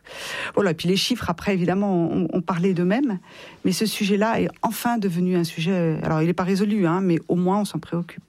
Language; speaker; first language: French; native; French